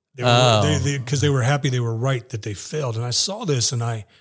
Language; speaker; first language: English; native; English